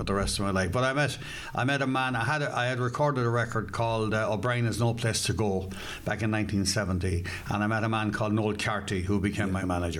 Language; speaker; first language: English; native; English